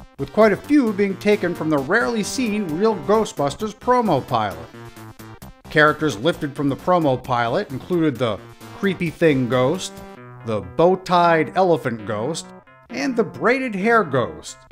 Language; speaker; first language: English; native; English